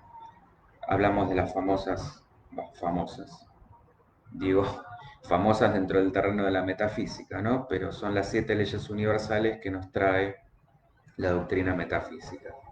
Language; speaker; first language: Spanish; native; Spanish